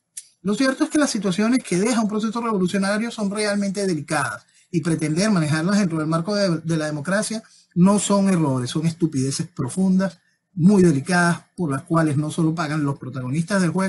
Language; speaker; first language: Spanish; native; Spanish